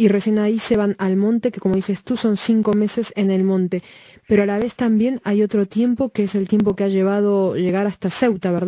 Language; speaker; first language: Spanish; native; Spanish